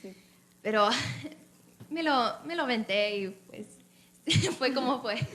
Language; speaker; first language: Spanish; early bilingual, other home language; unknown